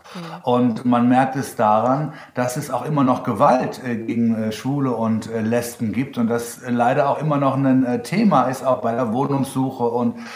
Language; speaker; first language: German; native; German